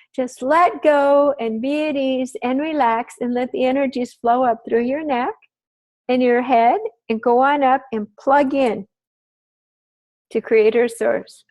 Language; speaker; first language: English; native; English